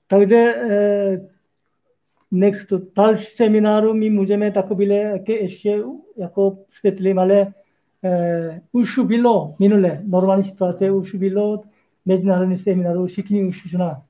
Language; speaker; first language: Czech; non-native, learner; Korean